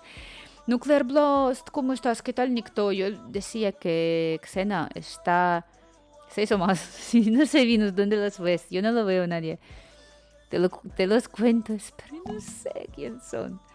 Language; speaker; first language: Spanish; non-native, fluent; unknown